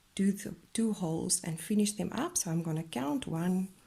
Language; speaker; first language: English; non-native, local second language; Afrikaans